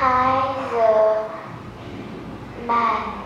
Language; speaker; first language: English; non-native, learner; Vietnamese